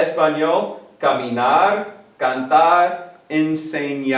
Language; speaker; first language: Spanish; non-native, fluent; English